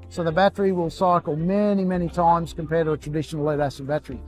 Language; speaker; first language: English; native; English